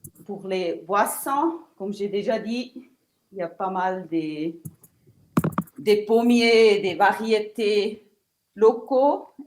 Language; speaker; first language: French; non-native, local second language; Italian